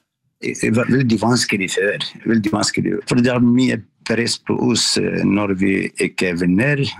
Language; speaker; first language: Norwegian; non-native, learner; Arabic